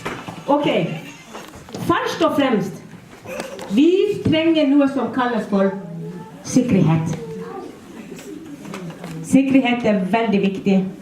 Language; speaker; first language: Swedish; non-native, fluent; Somali